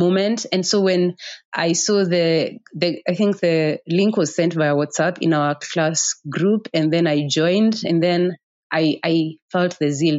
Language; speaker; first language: English; non-native, local second language; Kikuyu